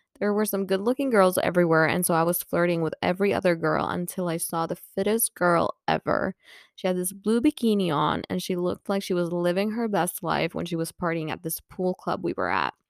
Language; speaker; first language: English; non-native, fluent; Swedish